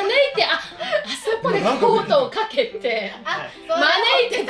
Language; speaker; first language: Japanese; native; Japanese